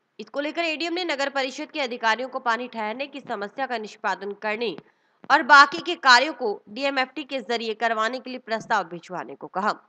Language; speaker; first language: Hindi; native; Hindi